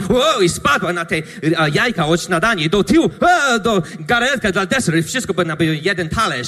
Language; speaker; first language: Polish; non-native, learner; English